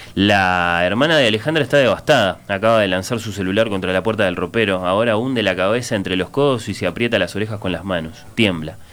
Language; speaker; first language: Spanish; native; Spanish